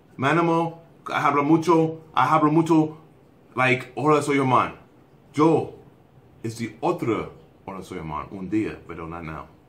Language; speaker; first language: Spanish; non-native, learner; English